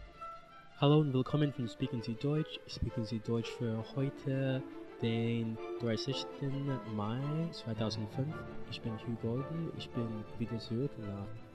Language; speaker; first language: German; non-native, learner; English